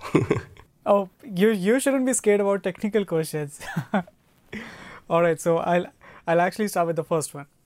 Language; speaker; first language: English; non-native, local second language; Hindi